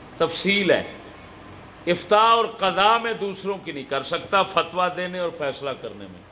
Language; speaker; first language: Urdu; native; Urdu